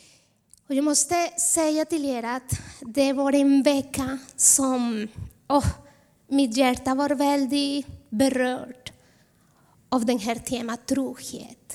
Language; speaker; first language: Swedish; non-native, fluent; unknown